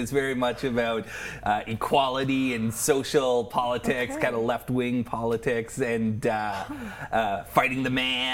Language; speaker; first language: English; native; English